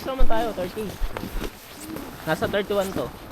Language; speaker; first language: Filipino; native; Filipino